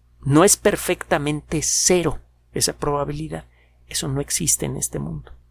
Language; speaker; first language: Spanish; native; Spanish